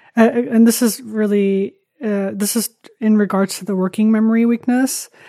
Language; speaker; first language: English; early bilingual, other home language; Chinese